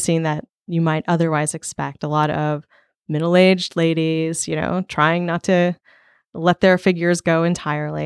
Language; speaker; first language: English; native; English